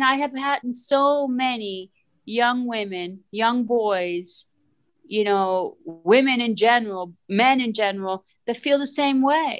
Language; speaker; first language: English; early bilingual, other home language; Italian